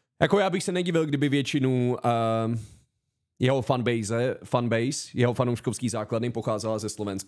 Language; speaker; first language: Czech; native; Czech